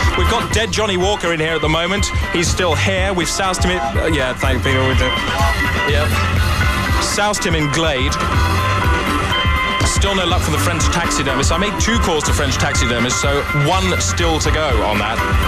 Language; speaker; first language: English; native; English